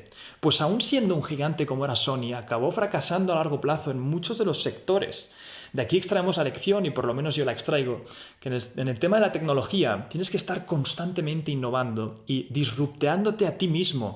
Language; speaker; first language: Spanish; native; Spanish